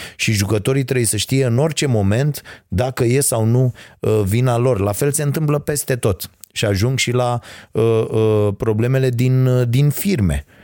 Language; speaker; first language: Romanian; native; Romanian